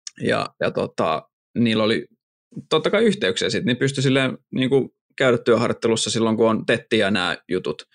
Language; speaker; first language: Finnish; native; Finnish